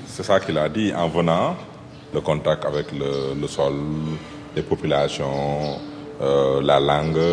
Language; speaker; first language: French; non-native, local second language; Wolof